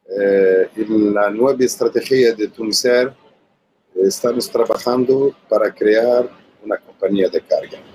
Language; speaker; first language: Spanish; non-native, learner; Arabic